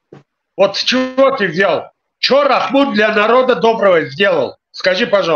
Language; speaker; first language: Russian; non-native, local second language; Tajik